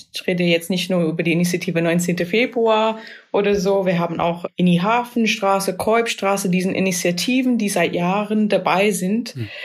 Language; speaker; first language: German; non-native, fluent; English